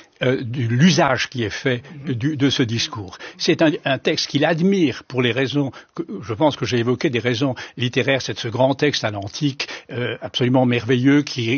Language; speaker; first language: French; native; French